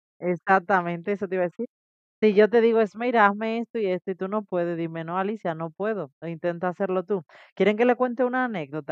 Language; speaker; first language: Spanish; native; Spanish